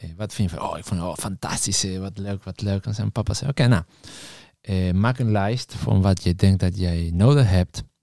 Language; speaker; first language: Dutch; non-native, fluent; Spanish